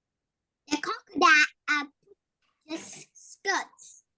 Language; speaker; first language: English; non-native, learner; Vietnamese